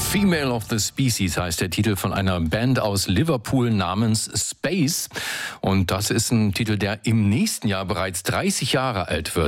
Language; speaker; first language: German; native; German